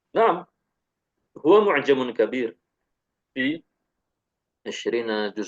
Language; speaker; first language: Arabic; non-native, fluent; Indonesian